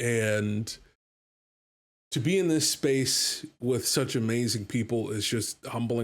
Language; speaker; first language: English; native; English